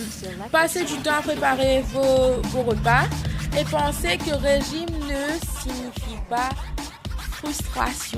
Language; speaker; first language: French; native; French